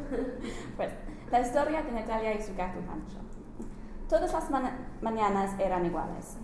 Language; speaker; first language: Spanish; non-native, learner; English